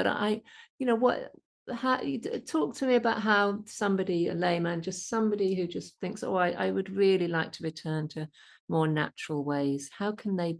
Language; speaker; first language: English; native; English